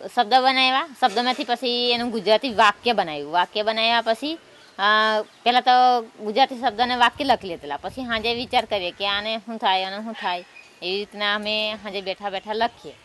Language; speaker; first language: Gujarati; non-native, local second language; Rathawi